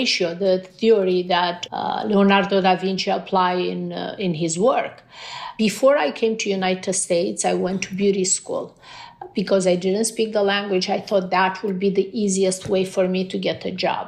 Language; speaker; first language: English; non-native, fluent; Romanian